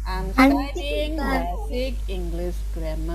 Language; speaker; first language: English; non-native, fluent; Indonesian